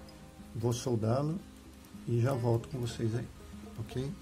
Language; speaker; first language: Portuguese; native; Portuguese